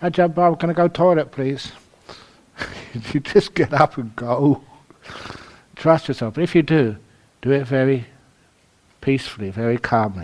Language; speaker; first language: English; native; English